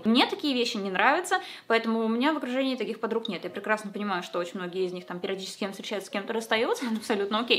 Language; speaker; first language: Russian; native; Russian